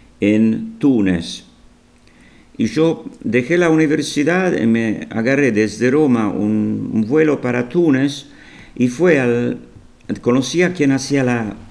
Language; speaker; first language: Spanish; non-native, fluent; Italian